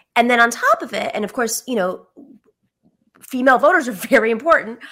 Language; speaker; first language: English; early bilingual, other home language; Greek